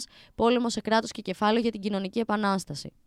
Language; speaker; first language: Greek; native; Greek